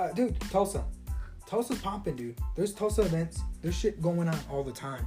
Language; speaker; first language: English; early bilingual, other home language; Spanish